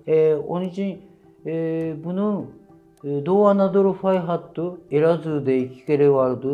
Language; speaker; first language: Turkish; non-native, fluent; Japanese